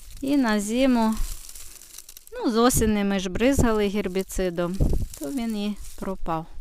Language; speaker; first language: Ukrainian; native; Ukrainian